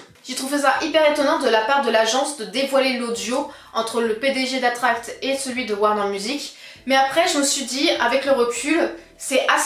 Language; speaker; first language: French; native; French